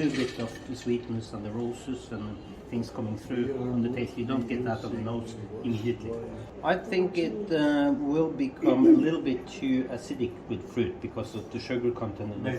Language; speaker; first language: English; non-native, fluent; Norwegian